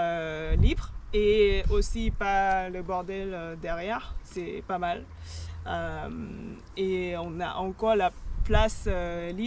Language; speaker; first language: French; non-native, learner; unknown